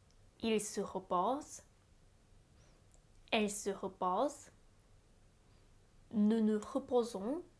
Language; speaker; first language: French; non-native, fluent; Japanese